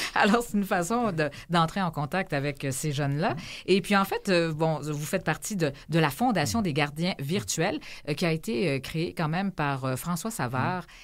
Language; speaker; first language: French; native; French